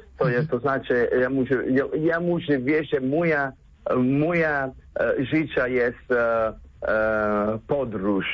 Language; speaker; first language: Polish; non-native, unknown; Italian